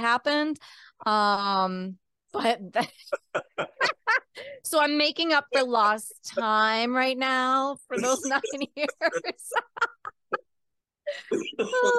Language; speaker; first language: English; native; English